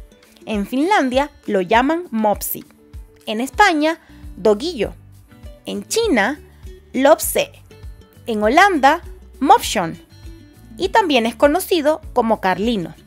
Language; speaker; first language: Spanish; native; Spanish